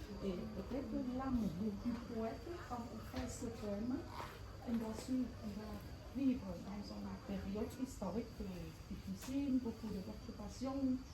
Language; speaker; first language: French; non-native, fluent; Vietnamese